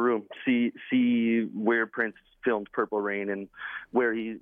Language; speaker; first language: English; native; English